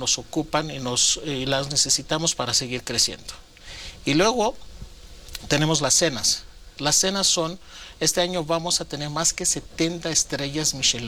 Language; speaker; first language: Spanish; non-native, fluent; Greek